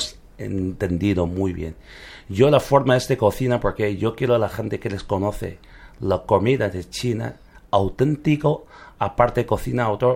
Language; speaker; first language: Spanish; non-native, learner; Chinese